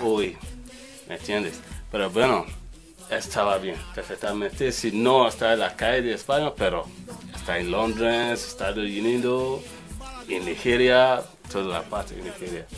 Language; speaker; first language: Spanish; non-native, learner; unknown